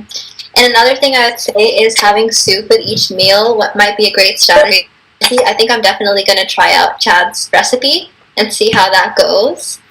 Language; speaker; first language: English; native; English